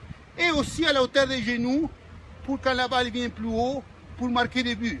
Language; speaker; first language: French; non-native, fluent; Spanish